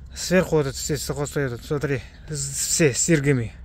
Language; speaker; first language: Russian; non-native, local second language; Kazakh